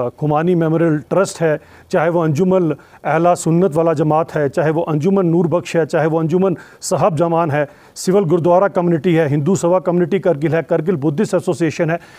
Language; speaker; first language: Hindi; native; Hindi